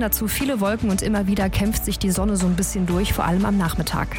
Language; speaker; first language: German; native; German